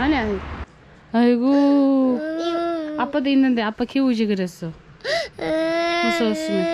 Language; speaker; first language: Korean; native; Korean